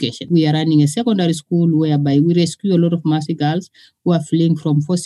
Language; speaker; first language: English; non-native, local second language; Masai